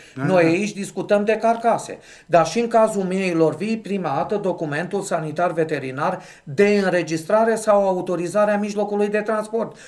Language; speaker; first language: Romanian; native; Romanian